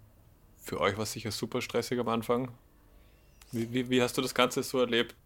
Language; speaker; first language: German; native; German